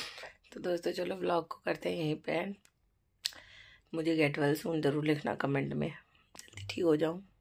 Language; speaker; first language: Hindi; native; Hindi